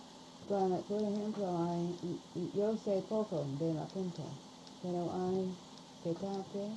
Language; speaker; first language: Spanish; non-native, learner; English